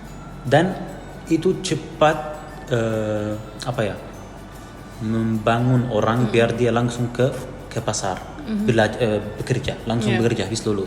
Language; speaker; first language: Indonesian; non-native, fluent; Arabic